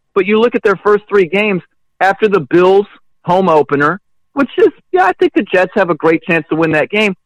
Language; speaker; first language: English; native; English